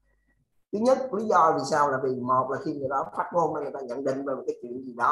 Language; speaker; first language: Vietnamese; native; Vietnamese